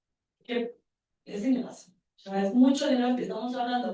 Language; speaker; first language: Spanish; native; Spanish